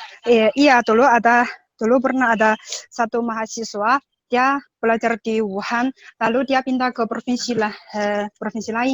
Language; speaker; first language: Indonesian; non-native, learner; Chinese